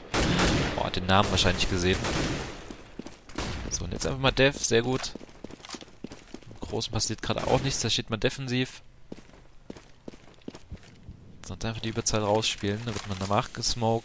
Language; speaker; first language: German; native; German